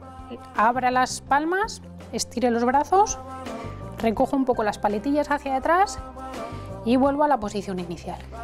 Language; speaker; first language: Spanish; native; Spanish